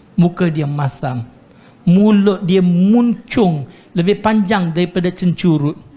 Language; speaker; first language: Malay; non-native, local second language; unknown